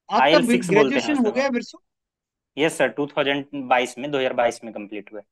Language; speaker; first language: Hindi; native; Hindi